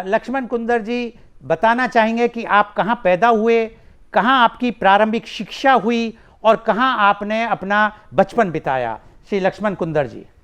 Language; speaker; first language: Hindi; native; Hindi